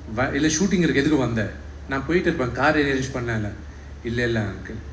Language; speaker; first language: Tamil; non-native, local second language; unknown